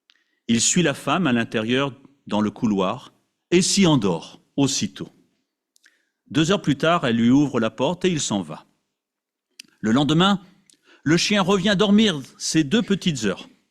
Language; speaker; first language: French; native; French